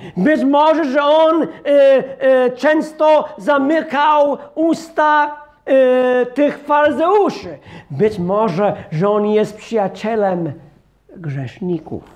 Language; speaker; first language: Polish; non-native, fluent; English